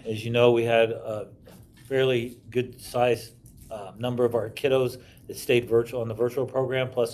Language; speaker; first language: English; native; English